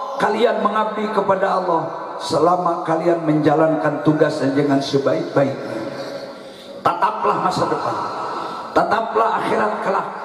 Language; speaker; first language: Indonesian; non-native, local second language; Sundanese